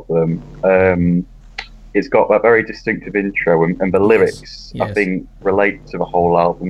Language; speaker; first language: English; native; English